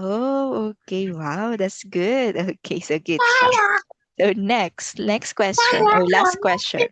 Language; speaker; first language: English; non-native, local second language; Filipino